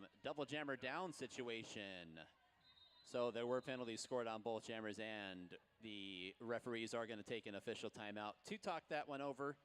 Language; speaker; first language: English; native; English